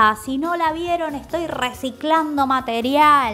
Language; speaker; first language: Spanish; native; Spanish